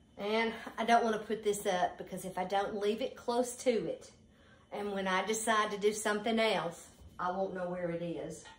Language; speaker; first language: English; native; English